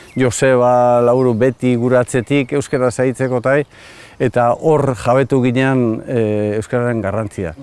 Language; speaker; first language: Basque; native; Basque